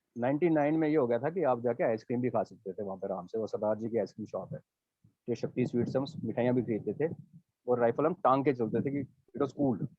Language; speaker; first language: Hindi; non-native, local second language; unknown